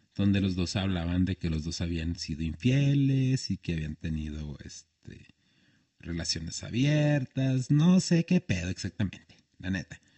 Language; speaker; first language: Spanish; native; Spanish